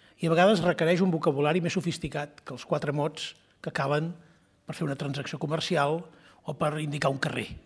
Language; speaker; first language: Catalan; native; Catalan